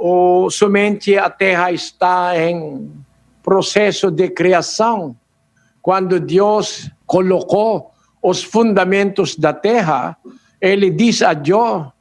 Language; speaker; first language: Portuguese; non-native, learner; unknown